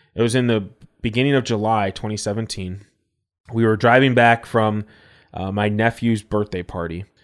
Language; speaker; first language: English; native; English